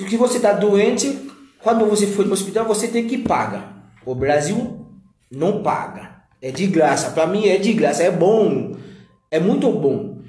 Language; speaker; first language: Portuguese; non-native, learner; Haitian Creole